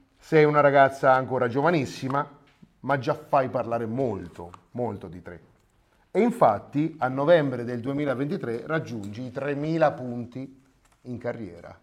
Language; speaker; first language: Italian; native; Italian